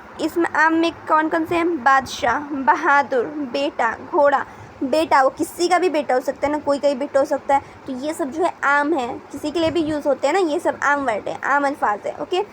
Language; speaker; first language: Urdu; native; Urdu